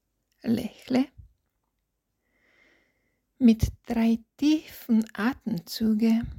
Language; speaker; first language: German; non-native, fluent; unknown